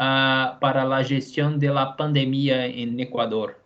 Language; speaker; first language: Spanish; non-native, fluent; Portuguese